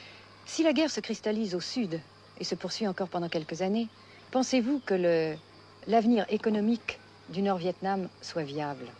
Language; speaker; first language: French; native; French